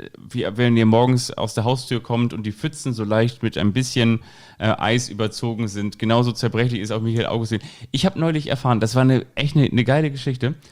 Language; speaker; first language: German; native; German